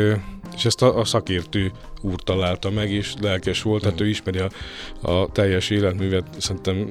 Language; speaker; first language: Hungarian; native; Hungarian